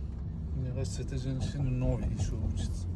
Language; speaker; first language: Russian; non-native, learner; Turkish